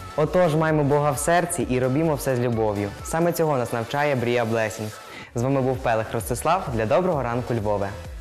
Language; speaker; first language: Ukrainian; native; Ukrainian